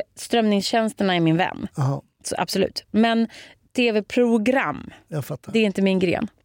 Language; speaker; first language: Swedish; native; Swedish